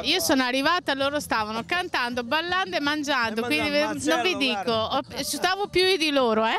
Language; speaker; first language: Italian; native; Italian